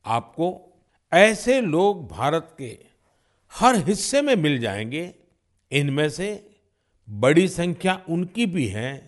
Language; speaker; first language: Hindi; non-native, local second language; Gujarati